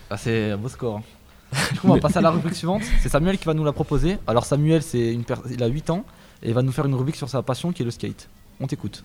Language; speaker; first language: French; native; French